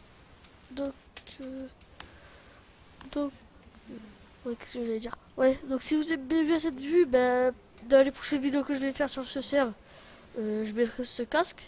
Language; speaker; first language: French; native; French